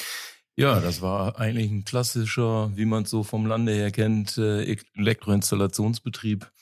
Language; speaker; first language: German; native; German